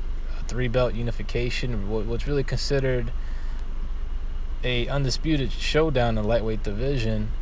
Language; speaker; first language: English; native; English